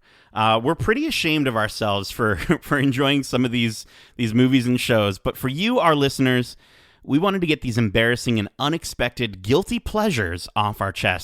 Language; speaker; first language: English; native; English